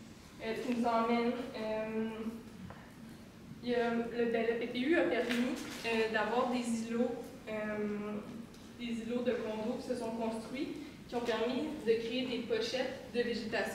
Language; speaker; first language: French; native; French